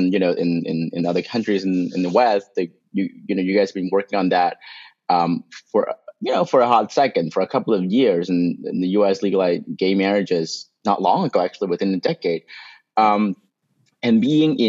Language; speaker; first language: English; non-native, local second language; Cantonese